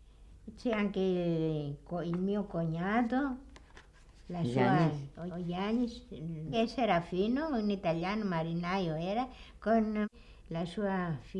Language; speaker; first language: Italian; non-native, learner; Greek